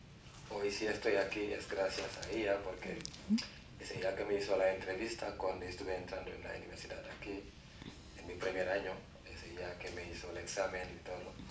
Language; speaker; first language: Spanish; non-native, fluent; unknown